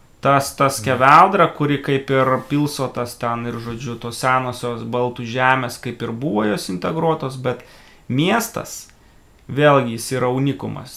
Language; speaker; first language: Lithuanian; native; Lithuanian